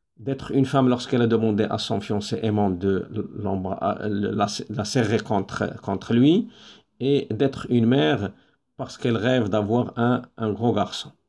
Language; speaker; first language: French; non-native, local second language; Arabic